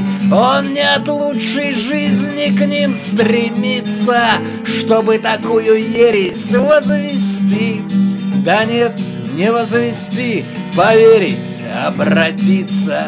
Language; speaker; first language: Russian; native; Russian